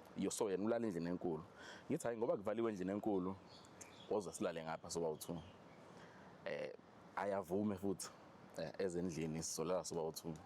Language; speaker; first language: Zulu; native; Zulu